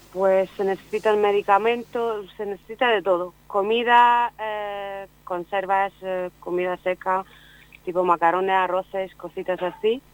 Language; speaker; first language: Spanish; non-native, fluent; Ukrainian